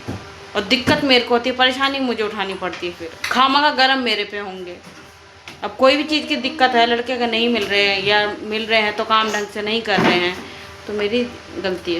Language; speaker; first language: Hindi; native; Hindi